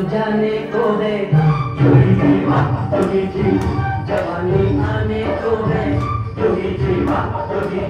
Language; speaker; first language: Hindi; native; Hindi